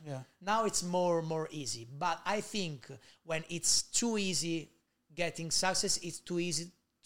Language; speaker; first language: English; non-native, learner; Italian